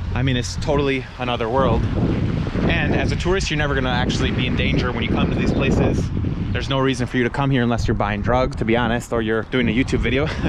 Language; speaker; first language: English; native; English